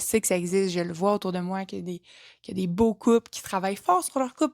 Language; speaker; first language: French; native; French